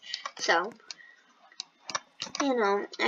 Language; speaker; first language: English; native; English